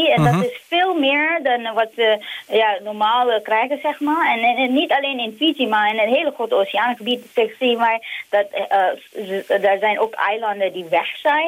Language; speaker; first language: Dutch; non-native, fluent; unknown